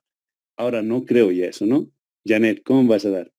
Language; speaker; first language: Spanish; native; Spanish